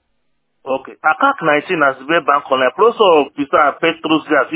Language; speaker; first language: Russian; non-native, learner; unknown